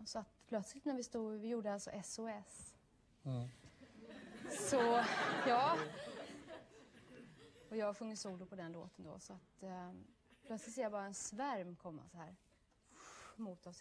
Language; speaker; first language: Swedish; native; Swedish